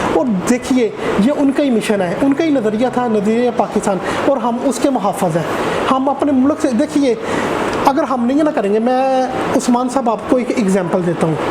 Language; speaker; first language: Urdu; non-native, local second language; Punjabi